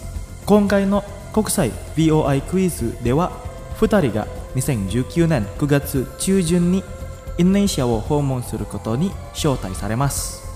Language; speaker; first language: Japanese; non-native, fluent; Indonesian